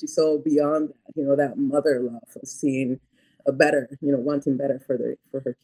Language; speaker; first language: English; non-native, fluent; Spanish